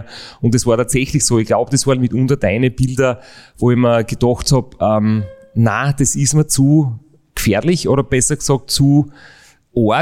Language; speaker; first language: German; native; German